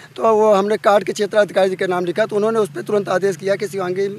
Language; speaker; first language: Hindi; native; Hindi